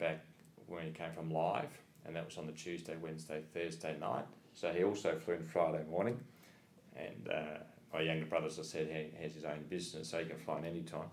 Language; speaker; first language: English; native; English